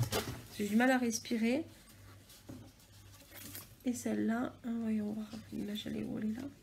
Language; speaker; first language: French; native; French